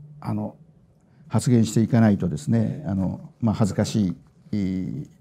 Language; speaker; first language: Japanese; native; Japanese